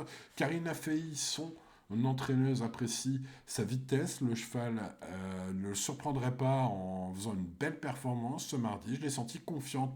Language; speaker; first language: French; native; French